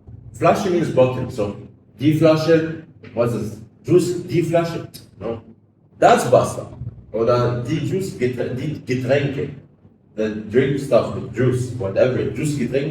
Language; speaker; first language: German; non-native, fluent; Arabic